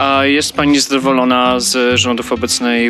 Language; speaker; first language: Polish; native; Polish